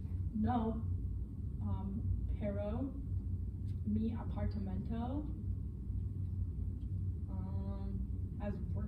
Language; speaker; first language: Spanish; non-native, learner; English